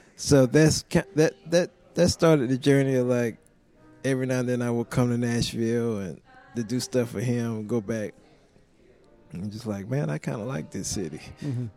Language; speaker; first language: English; native; English